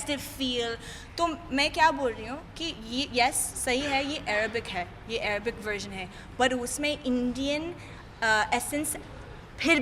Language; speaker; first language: Hindi; non-native, fluent; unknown